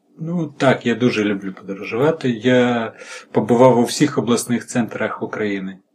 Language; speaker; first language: Ukrainian; native; Ukrainian